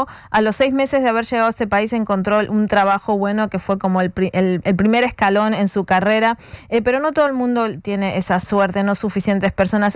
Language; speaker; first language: Spanish; native; Spanish